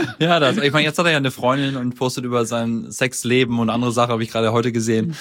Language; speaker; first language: German; native; German